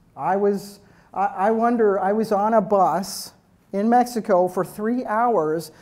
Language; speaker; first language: English; native; English